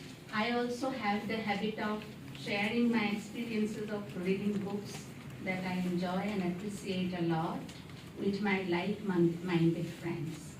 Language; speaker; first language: English; non-native, local second language; Assamese